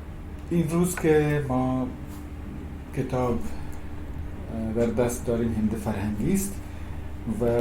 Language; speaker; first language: Persian; non-native, fluent; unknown